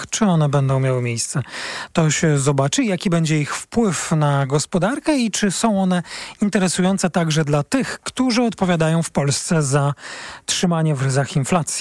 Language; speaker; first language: Polish; native; Polish